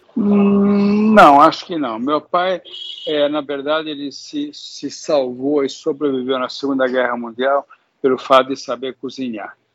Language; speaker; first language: Portuguese; early bilingual, other home language; Hungarian